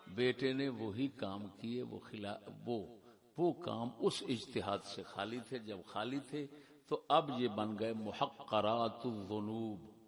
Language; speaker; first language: Urdu; non-native, local second language; Punjabi